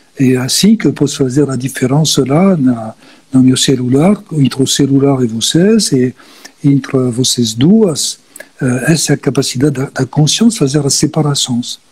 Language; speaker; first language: Portuguese; non-native, fluent; French